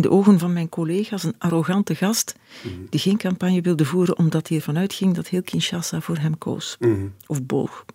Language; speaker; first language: Dutch; native; Dutch